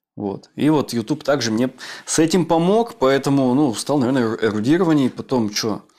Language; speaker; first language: Russian; native; Russian